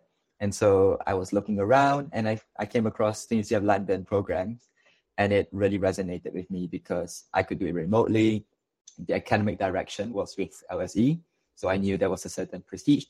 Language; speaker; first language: English; non-native, local second language; Chinese